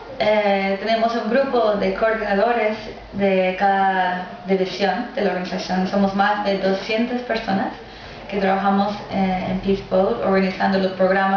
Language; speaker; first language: Spanish; non-native, fluent; English